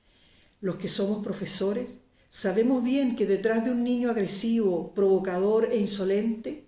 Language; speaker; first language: Spanish; native; Spanish